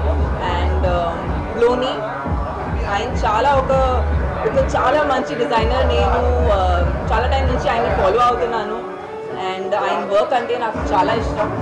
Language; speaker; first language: Telugu; non-native, fluent; Hindi